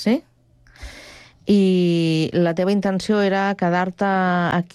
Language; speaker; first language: Catalan; native; Catalan